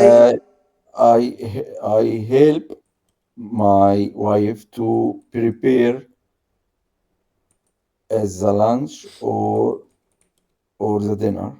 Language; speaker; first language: English; non-native, learner; Arabic